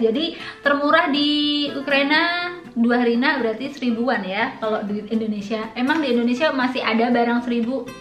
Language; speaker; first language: Indonesian; native; Indonesian